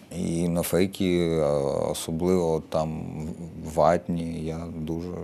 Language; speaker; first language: Ukrainian; non-native, local second language; Russian